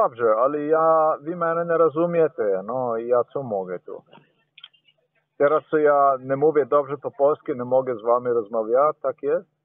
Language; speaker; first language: Polish; non-native, learner; Slovenian